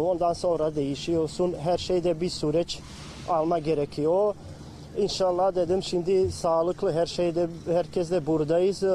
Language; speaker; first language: Turkish; non-native, learner; Bosnian